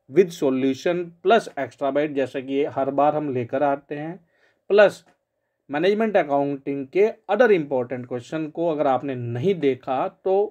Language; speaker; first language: Hindi; native; Hindi